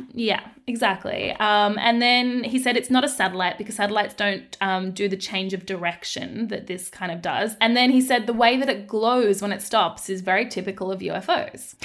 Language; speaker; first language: English; native; English